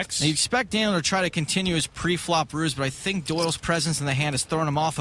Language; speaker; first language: English; native; English